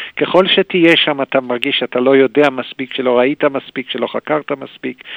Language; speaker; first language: Hebrew; native; Hebrew